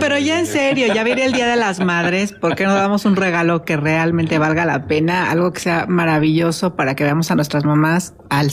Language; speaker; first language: Spanish; native; Spanish